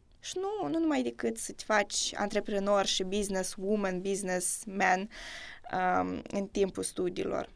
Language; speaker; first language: Romanian; native; Romanian